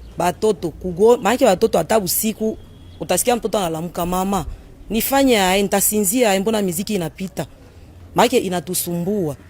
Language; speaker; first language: Swahili; native; Swahili